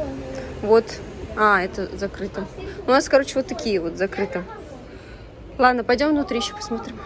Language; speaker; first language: Russian; native; Russian